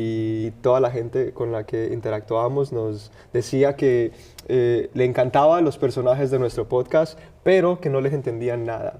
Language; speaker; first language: Spanish; early bilingual, heritage; Spanish